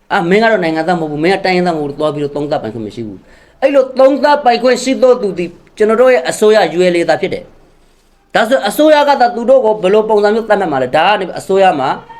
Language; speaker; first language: Burmese; non-native, local second language; Rohingya